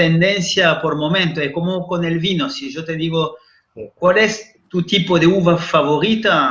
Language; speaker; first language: Spanish; non-native, fluent; French